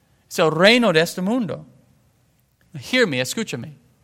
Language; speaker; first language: Spanish; non-native, fluent; English